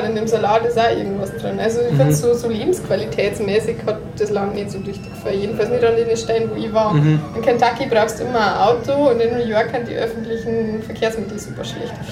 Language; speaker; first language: German; native; German